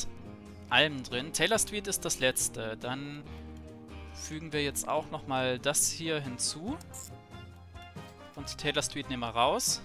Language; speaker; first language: German; native; German